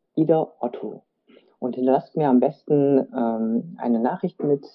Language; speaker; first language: German; native; German